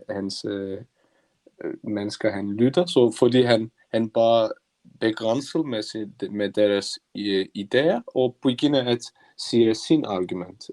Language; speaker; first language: Danish; non-native, learner; Turkish